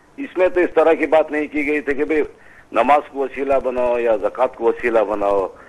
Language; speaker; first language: Urdu; native; Urdu